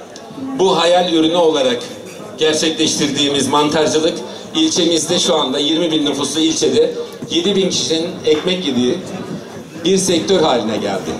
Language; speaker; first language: Turkish; native; Turkish